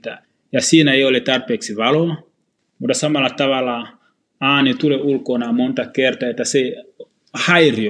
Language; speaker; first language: Finnish; non-native, fluent; Swahili